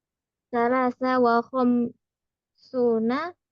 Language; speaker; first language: Arabic; non-native, learner; Indonesian